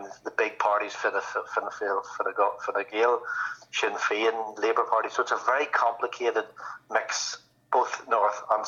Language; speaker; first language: English; native; English